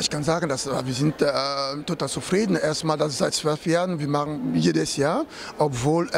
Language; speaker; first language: German; non-native, fluent; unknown